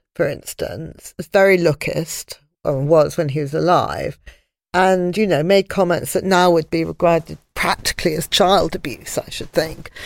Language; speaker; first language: English; native; English